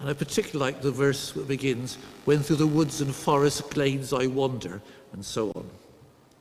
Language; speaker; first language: English; native; English